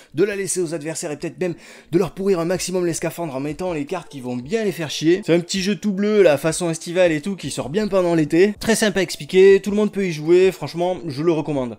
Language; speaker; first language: French; native; French